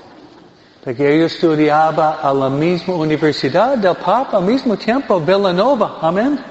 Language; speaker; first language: Spanish; non-native, fluent; English